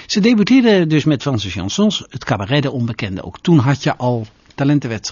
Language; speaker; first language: Dutch; native; Dutch